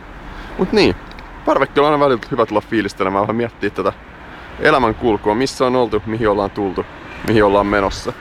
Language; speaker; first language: Finnish; native; Finnish